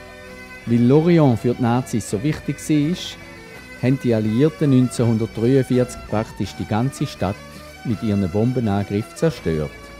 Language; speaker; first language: German; native; German